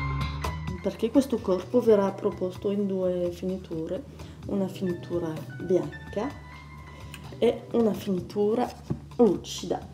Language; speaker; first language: Italian; non-native, fluent; French